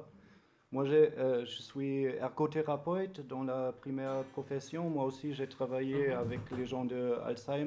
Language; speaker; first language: French; non-native, fluent; German